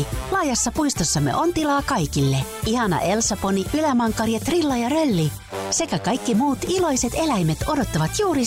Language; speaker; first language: Finnish; native; Finnish